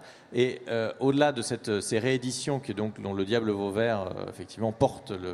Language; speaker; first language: French; native; French